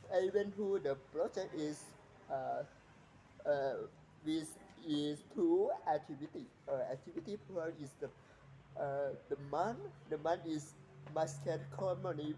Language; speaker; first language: English; non-native, learner; Thai